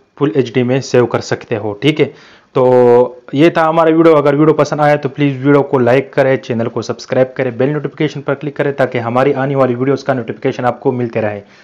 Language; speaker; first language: Urdu; non-native, local second language; Pashto